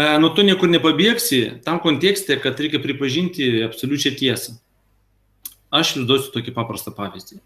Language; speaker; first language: Lithuanian; non-native, local second language; Russian